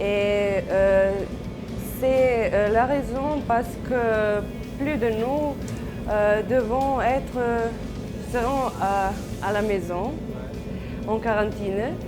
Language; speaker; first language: French; non-native, learner; Serbian